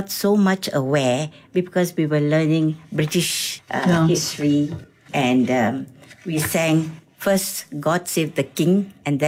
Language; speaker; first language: English; non-native, local second language; Tamil